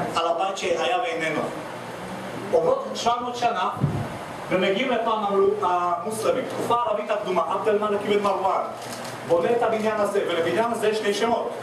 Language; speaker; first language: Hebrew; non-native, fluent; Russian